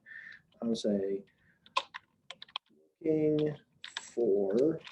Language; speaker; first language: English; native; English